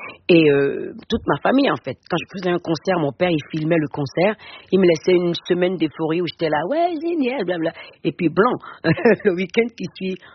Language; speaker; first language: French; non-native, local second language; Fon